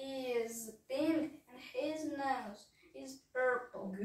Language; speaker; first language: English; non-native, fluent; Russian